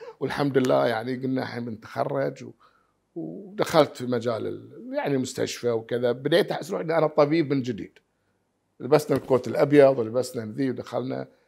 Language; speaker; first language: Arabic; native; Arabic